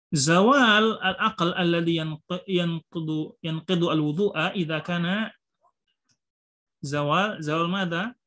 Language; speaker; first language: Arabic; non-native, fluent; Indonesian